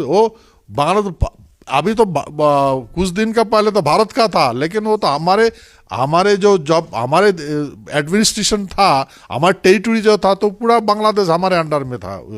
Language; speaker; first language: Hindi; non-native, local second language; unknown